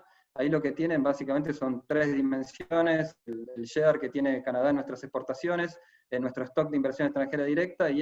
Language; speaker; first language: Spanish; native; Spanish